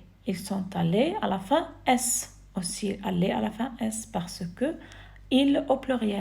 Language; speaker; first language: French; non-native, fluent; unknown